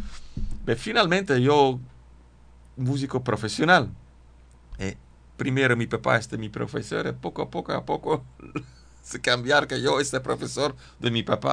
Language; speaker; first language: Spanish; non-native, learner; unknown